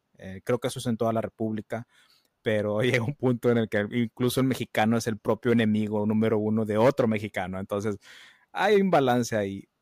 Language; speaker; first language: Spanish; early bilingual, heritage; Spanish